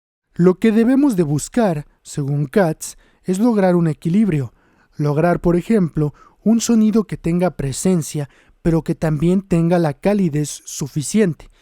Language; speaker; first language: Spanish; native; Spanish